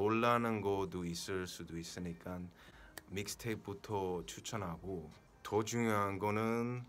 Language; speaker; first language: Korean; early bilingual, heritage; Korean